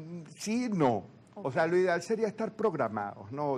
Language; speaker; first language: Spanish; native; Spanish